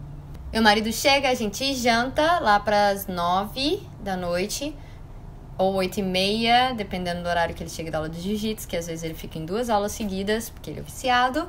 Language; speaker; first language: Portuguese; native; Portuguese